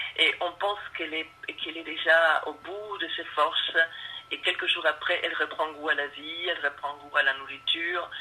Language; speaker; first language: French; non-native, fluent; Spanish